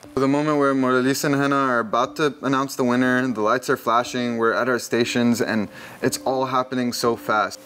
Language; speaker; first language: English; early bilingual, other home language; Arabic